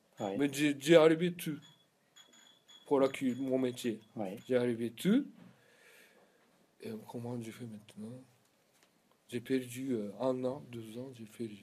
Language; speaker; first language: French; non-native, learner; Japanese